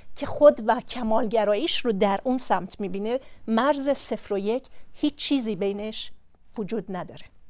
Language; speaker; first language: Persian; native; Persian